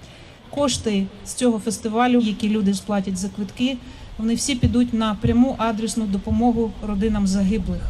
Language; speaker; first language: Ukrainian; native; Ukrainian